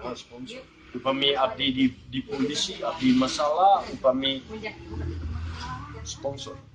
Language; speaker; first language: Sundanese; non-native, learner; Dutch